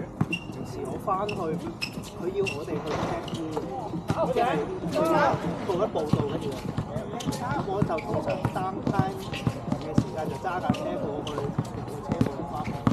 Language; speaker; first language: Cantonese; native; Cantonese